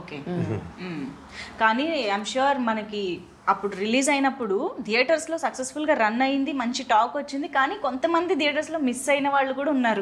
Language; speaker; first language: Telugu; native; Telugu